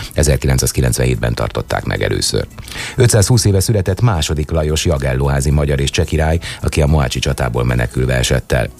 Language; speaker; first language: Hungarian; native; Hungarian